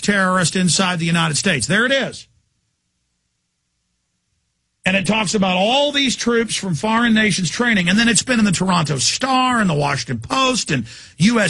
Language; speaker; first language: English; native; English